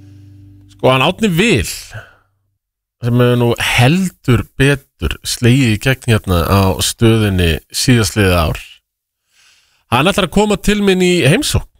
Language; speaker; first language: Icelandic; native; Icelandic